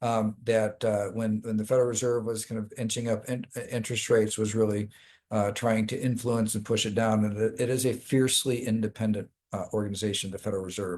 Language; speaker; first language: English; native; English